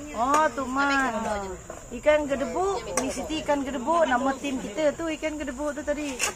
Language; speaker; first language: Malay; non-native, local second language; Iban